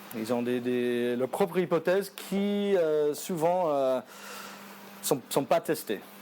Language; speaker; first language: French; non-native, fluent; English